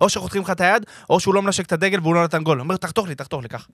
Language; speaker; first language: Hebrew; native; Hebrew